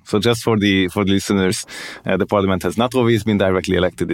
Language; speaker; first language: English; non-native, fluent; Hungarian